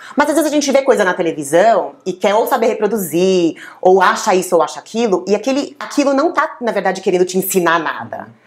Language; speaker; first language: Portuguese; native; Portuguese